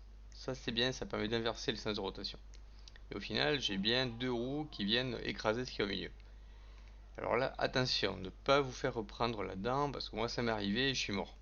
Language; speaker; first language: French; native; French